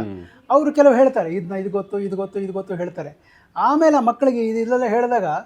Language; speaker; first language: Kannada; native; Kannada